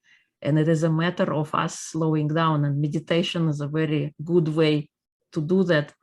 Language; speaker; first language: English; non-native, fluent; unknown